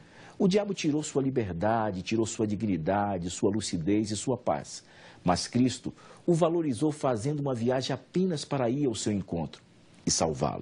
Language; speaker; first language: Portuguese; native; Portuguese